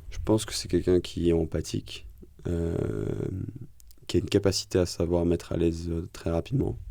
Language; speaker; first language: French; native; French